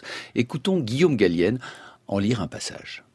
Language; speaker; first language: French; native; French